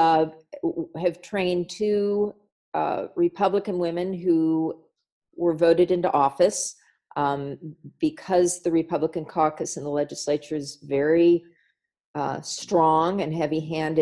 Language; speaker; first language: English; native; English